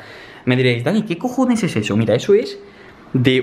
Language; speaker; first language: Spanish; native; Spanish